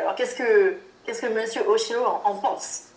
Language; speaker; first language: French; native; French